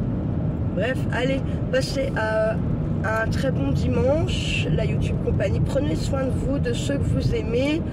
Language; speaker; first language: French; native; French